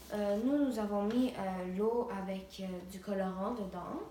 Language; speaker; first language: French; non-native, local second language; English